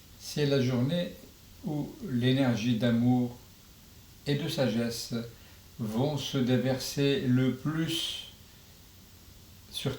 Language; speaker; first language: French; native; French